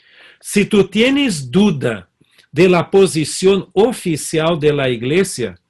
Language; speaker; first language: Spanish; non-native, fluent; Portuguese